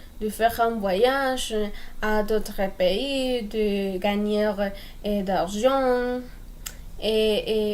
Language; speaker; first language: French; non-native, learner; Spanish